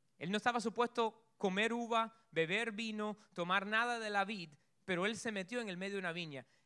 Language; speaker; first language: Spanish; early bilingual, heritage; Spanish